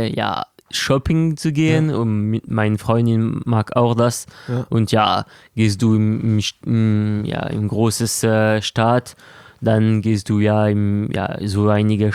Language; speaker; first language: German; non-native, local second language; French